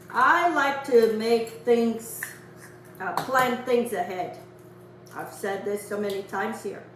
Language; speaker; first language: English; non-native, fluent; Portuguese